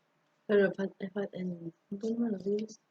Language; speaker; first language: Spanish; native; Spanish